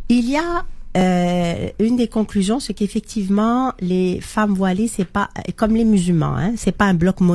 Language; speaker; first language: French; non-native, local second language; Arabic